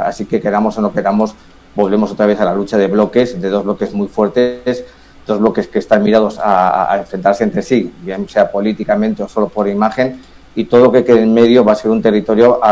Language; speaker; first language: Spanish; native; Spanish